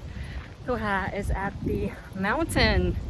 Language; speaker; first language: English; non-native, fluent; Vietnamese